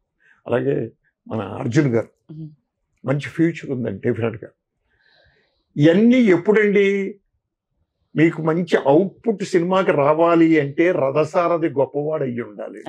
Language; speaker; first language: Telugu; native; Telugu